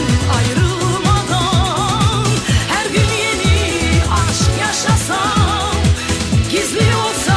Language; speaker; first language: Turkish; native; Turkish